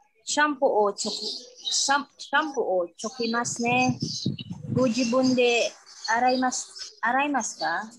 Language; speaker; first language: Japanese; non-native, learner; Filipino